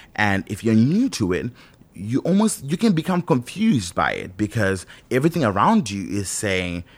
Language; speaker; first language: English; non-native, local second language; Shona